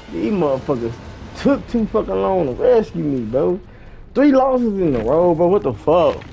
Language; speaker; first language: English; native; English